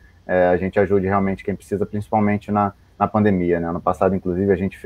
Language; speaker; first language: Portuguese; native; Portuguese